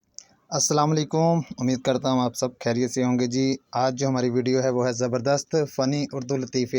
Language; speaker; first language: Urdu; non-native, local second language; Punjabi